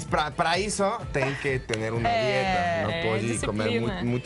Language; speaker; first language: Portuguese; non-native, learner; Spanish